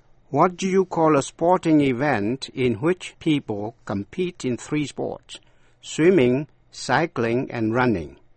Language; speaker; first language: English; non-native, fluent; Vietnamese